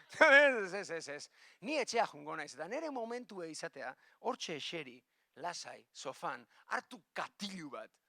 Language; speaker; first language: Basque; native; Basque